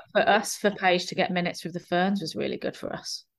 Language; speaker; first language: English; native; English